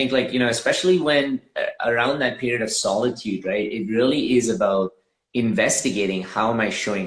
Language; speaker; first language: English; native; English